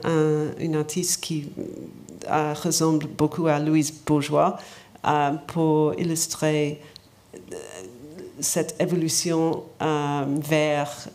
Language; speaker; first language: French; non-native, learner; English